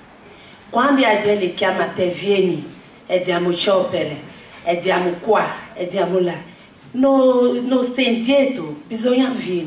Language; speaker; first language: Italian; non-native, learner; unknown